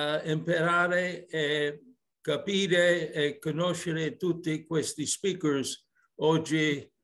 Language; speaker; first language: Italian; early bilingual, heritage; English